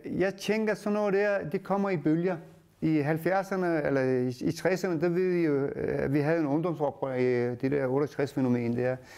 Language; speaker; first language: Danish; early bilingual, other home language; Turkish